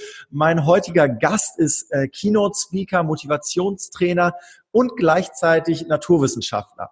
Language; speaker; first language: German; native; German